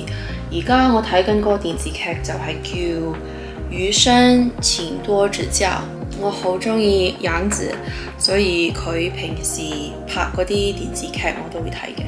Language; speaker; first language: Chinese; early bilingual, heritage; Cantonese